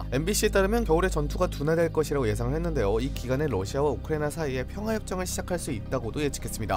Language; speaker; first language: Korean; native; Korean